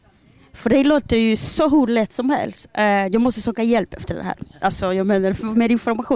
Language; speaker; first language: Swedish; native; Swedish